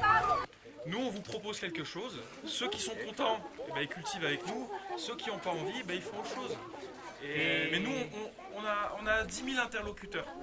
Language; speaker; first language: French; native; French